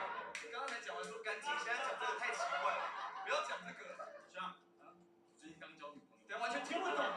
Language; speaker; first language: Chinese; native; Chinese